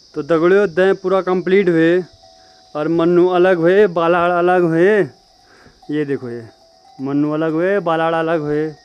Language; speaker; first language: Hindi; native; Hindi